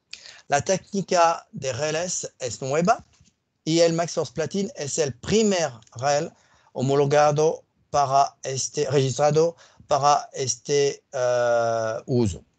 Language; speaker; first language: Spanish; non-native, learner; French